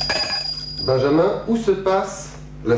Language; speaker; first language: French; native; French